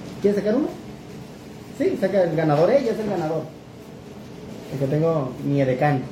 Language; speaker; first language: Spanish; native; Spanish